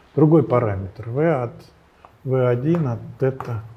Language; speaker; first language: Russian; native; Russian